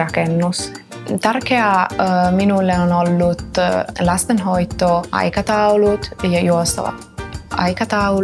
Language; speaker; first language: Finnish; non-native, fluent; Italian